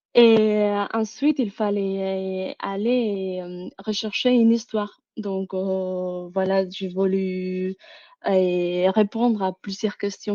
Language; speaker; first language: French; non-native, fluent; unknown